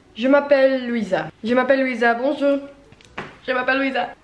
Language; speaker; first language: French; non-native, learner; English